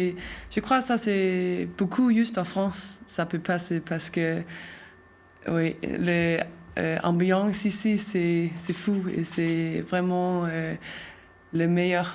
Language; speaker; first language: French; non-native, learner; Danish